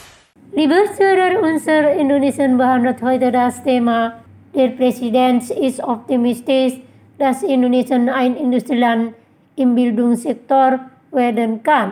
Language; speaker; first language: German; non-native, fluent; Indonesian